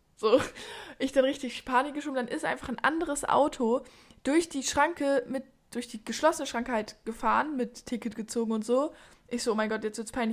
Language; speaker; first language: German; native; German